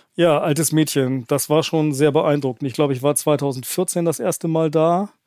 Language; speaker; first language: German; native; German